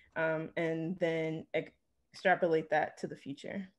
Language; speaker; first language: English; native; English